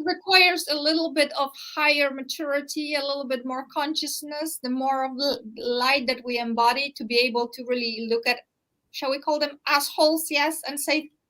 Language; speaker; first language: English; non-native, fluent; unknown